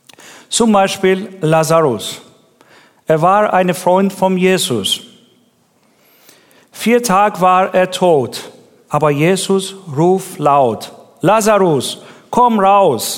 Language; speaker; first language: German; non-native, learner; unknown